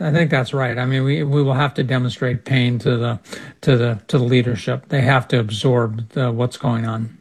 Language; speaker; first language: English; native; English